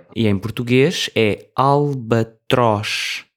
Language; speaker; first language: Portuguese; native; Portuguese